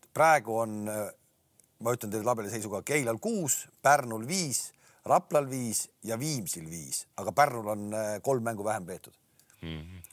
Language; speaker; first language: Estonian; native; Estonian